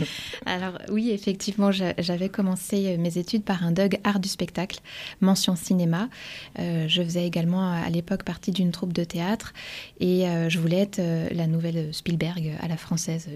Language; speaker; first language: French; native; French